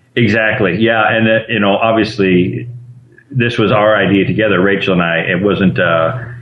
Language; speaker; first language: English; native; English